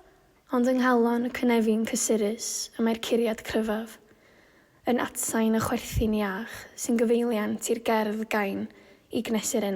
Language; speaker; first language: Welsh; native; Welsh